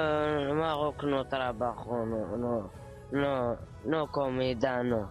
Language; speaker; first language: Spanish; non-native, learner; Arabic